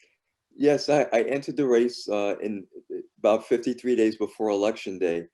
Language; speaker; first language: English; native; English